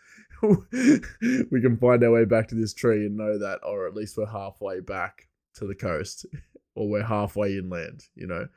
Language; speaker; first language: English; native; English